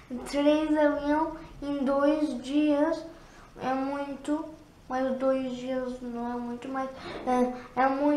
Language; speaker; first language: Portuguese; early bilingual, heritage; Turkish